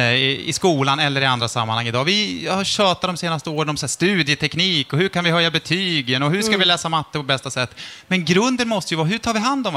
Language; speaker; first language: Swedish; native; Swedish